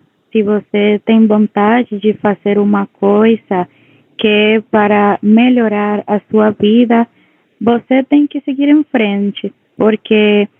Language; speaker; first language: Portuguese; non-native, local second language; Spanish